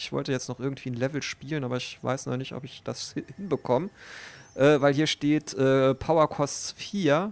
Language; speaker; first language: German; native; German